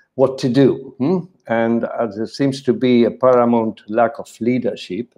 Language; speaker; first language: English; non-native, fluent; Spanish